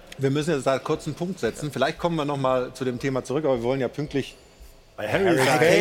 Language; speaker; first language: German; native; German